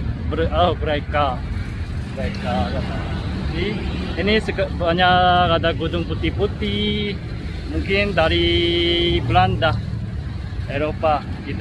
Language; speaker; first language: Indonesian; non-native, learner; Korean